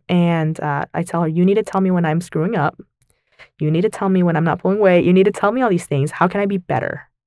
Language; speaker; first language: English; early bilingual, other home language; Vietnamese